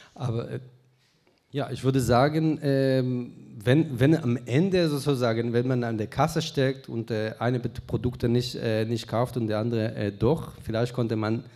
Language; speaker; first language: German; non-native, fluent; Hebrew